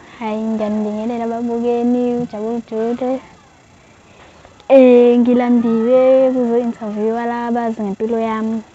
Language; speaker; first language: Zulu; native; Zulu